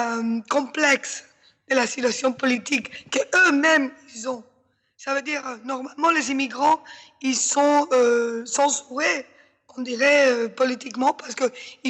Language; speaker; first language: French; non-native, fluent; Spanish